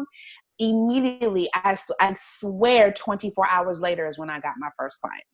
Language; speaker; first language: English; native; English